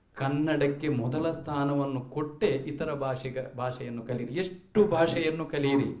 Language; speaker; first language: Kannada; non-native, local second language; Malayalam